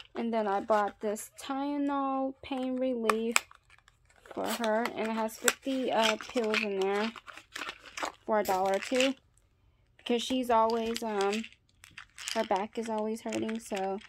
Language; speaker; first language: English; native; English